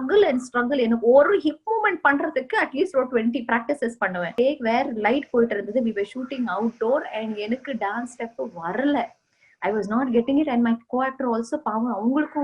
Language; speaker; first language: Tamil; non-native, fluent; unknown